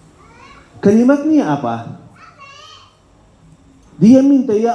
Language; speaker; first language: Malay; non-native, fluent; Arabic